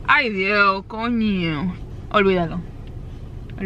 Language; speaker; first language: Spanish; early bilingual, heritage; Spanish